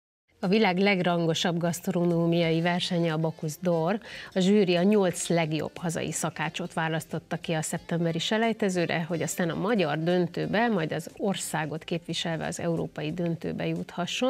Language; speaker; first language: Hungarian; native; Hungarian